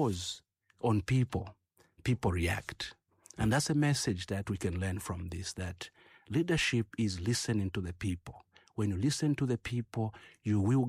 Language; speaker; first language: English; non-native, local second language; Bemba